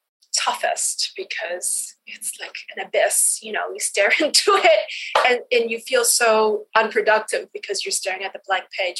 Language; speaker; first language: English; native; English